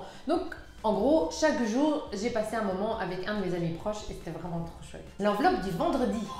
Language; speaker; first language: French; native; French